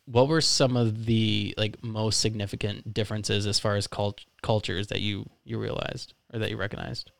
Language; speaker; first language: English; native; English